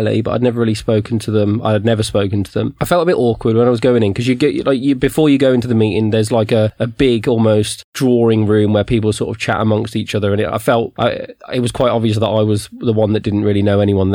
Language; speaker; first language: English; native; English